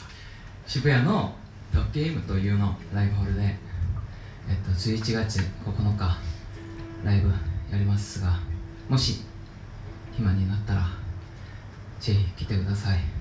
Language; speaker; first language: Japanese; non-native, learner; Korean